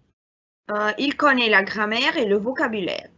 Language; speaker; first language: French; non-native, fluent; Arabic